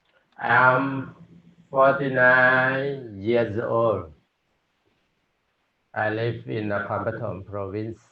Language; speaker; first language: English; non-native, learner; Thai